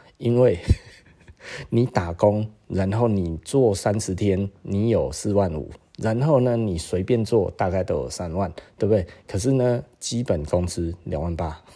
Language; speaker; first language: Chinese; native; Chinese